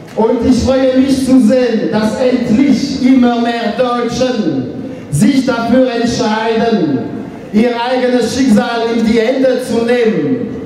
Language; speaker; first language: German; non-native, fluent; French